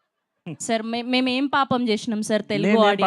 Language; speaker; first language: Telugu; native; Telugu